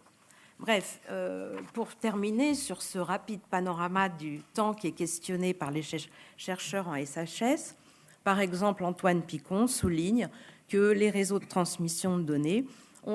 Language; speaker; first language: French; native; French